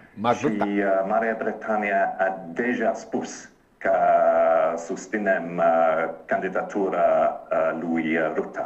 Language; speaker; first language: Romanian; non-native, learner; English